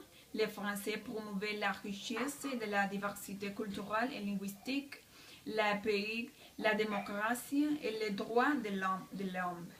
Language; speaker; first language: French; non-native, learner; Spanish